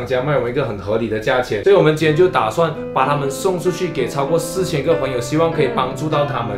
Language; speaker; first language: Chinese; native; Chinese